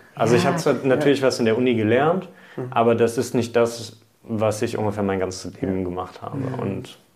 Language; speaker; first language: German; early bilingual, other home language; Hungarian